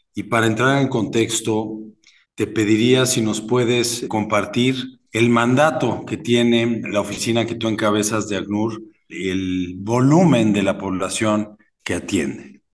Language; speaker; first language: Spanish; native; Spanish